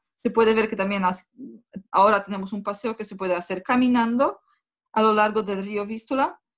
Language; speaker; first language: Spanish; non-native, fluent; Polish